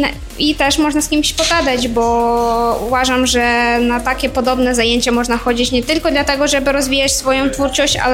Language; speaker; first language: Polish; non-native, fluent; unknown